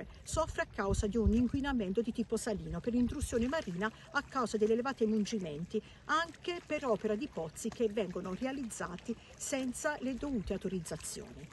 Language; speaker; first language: Italian; native; Italian